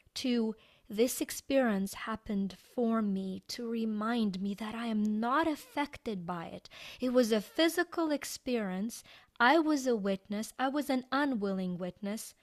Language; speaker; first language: English; non-native, fluent; Ukrainian